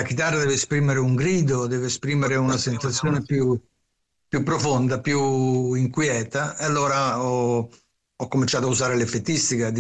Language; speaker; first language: Italian; native; Italian